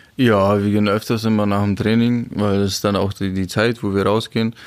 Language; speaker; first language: German; non-native, fluent; Czech